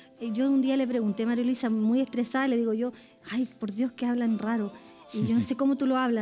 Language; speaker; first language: Spanish; native; Spanish